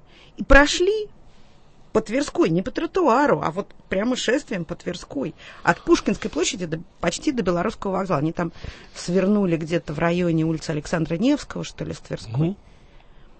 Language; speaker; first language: Russian; native; Russian